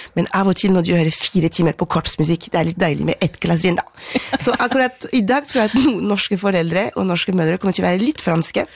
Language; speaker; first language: Norwegian; non-native, fluent; French